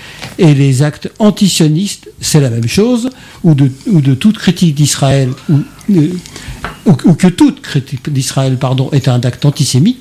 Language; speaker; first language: French; native; French